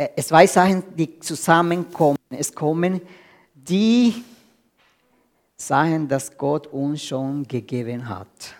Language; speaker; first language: German; non-native, fluent; Spanish